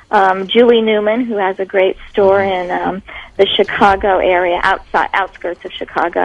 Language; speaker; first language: English; native; English